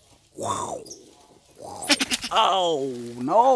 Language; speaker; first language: English; non-native, learner; Khmer